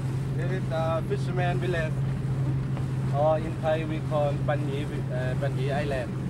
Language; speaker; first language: English; non-native, learner; Thai